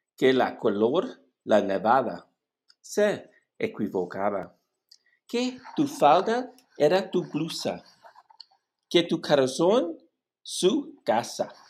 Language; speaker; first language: Spanish; non-native, learner; English